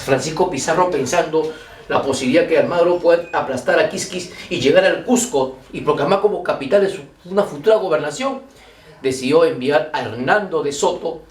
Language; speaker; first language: Spanish; native; Spanish